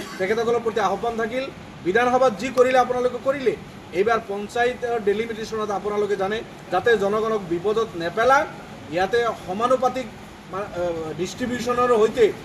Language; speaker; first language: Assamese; non-native, local second language; Bangla